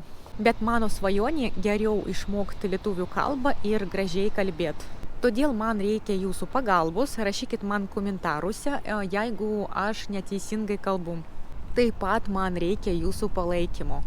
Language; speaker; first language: Lithuanian; non-native, learner; Russian